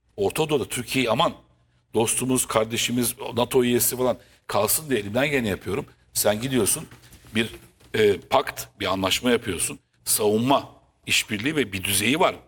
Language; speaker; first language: Turkish; native; Turkish